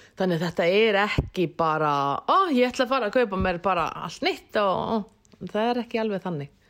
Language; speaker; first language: Icelandic; non-native, fluent; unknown